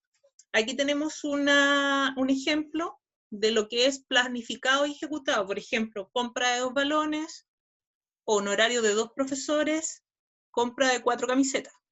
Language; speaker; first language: Spanish; native; Spanish